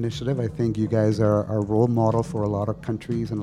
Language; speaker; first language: English; non-native, fluent; Spanish